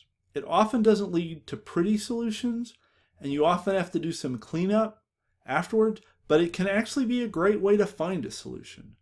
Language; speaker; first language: English; native; English